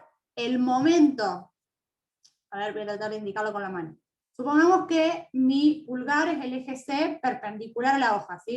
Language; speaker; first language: Spanish; native; Spanish